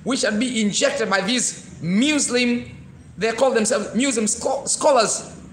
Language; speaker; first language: English; non-native, local second language; Swahili